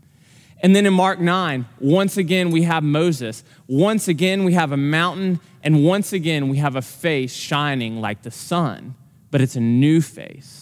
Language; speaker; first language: English; native; English